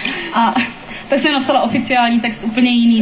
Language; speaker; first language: Czech; native; Czech